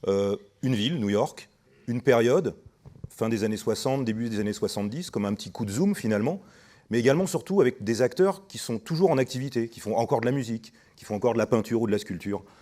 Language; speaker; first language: French; native; French